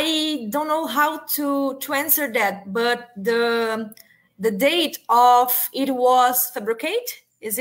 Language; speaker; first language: English; non-native, learner; Portuguese